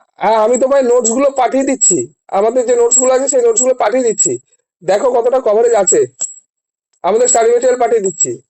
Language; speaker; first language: Bangla; native; Bangla